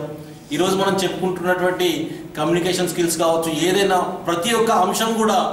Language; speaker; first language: Telugu; native; Telugu